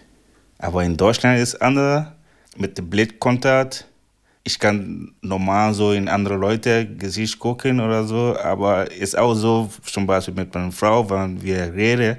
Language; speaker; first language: German; non-native, fluent; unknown